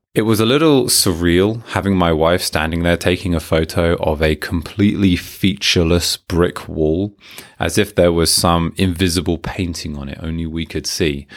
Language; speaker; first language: English; native; English